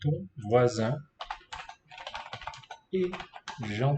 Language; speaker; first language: French; non-native, fluent; English